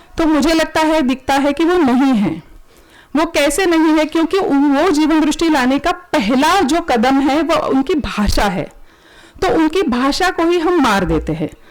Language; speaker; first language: Hindi; non-native, local second language; Marathi